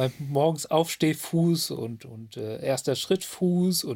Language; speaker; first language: German; native; German